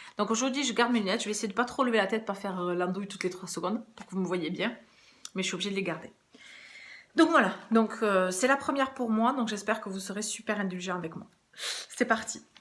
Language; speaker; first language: French; early bilingual, other home language; Portuguese